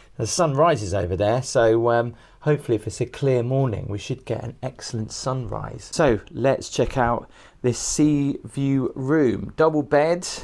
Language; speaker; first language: English; native; English